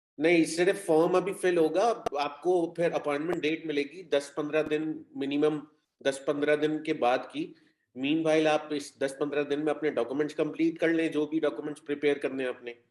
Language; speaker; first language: Urdu; native; Urdu